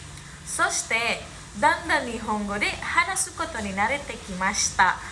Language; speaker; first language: Japanese; non-native, learner; Indonesian